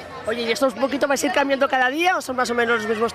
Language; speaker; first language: Spanish; native; Spanish